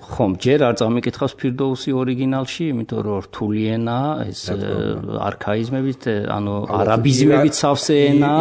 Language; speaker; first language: Georgian; non-native, local second language; Azerbaijani